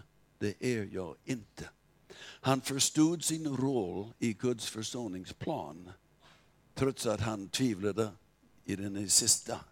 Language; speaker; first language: Swedish; non-native, fluent; English